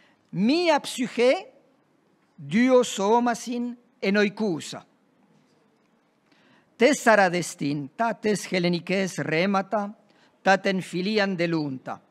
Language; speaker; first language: Greek; non-native, fluent; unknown